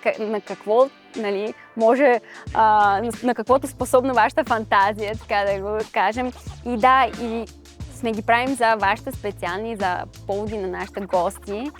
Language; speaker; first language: Bulgarian; non-native, fluent; Russian